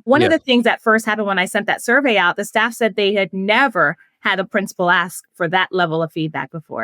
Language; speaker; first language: English; native; English